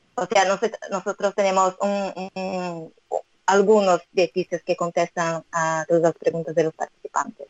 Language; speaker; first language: Spanish; non-native, fluent; Portuguese